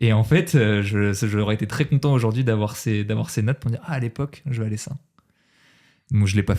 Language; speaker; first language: French; native; French